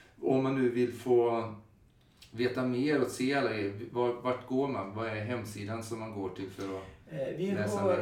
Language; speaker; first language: Swedish; native; Swedish